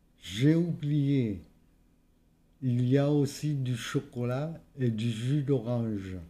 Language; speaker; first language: French; non-native, fluent; Vietnamese